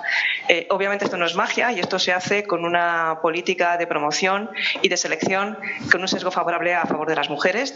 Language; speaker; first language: Spanish; native; Spanish